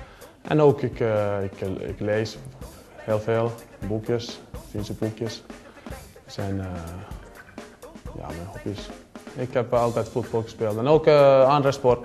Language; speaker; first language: Dutch; non-native, learner; Finnish